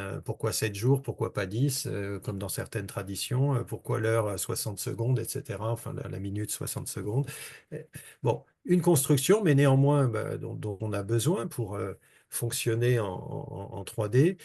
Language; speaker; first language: French; native; French